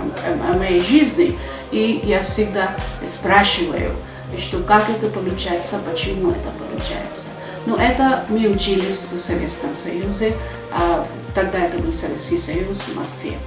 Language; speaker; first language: Russian; non-native, fluent; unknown